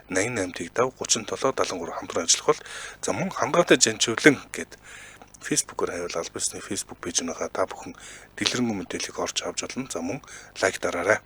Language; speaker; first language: Mongolian; native; Mongolian